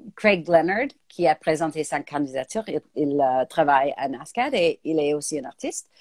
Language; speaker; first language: French; native; French